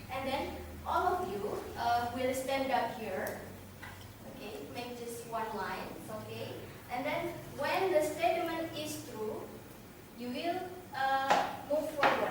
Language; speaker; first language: English; non-native, fluent; Indonesian